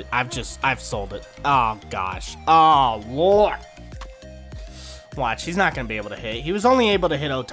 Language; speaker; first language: English; native; English